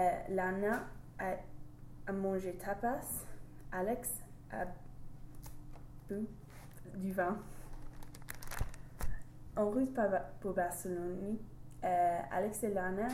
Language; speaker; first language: French; non-native, learner; English